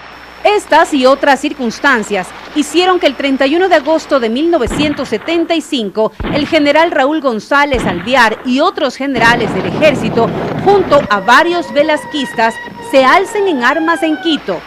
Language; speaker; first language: Spanish; native; Spanish